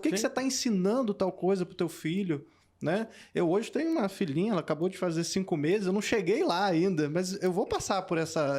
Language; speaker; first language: Portuguese; native; Portuguese